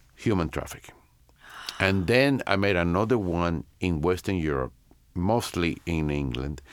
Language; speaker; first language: English; non-native, fluent; Spanish